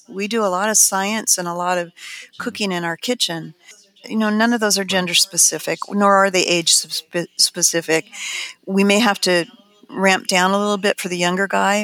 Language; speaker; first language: English; native; English